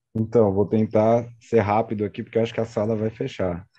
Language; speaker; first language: Portuguese; native; Portuguese